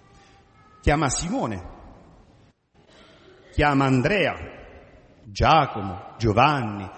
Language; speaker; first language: Italian; native; Italian